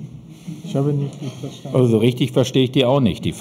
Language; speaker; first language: German; native; German